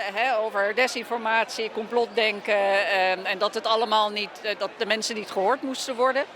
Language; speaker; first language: Dutch; native; Dutch